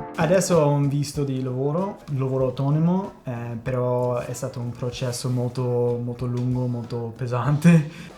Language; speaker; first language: Italian; non-native, fluent; English